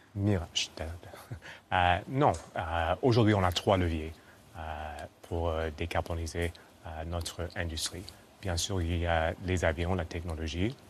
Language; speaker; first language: French; non-native, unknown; English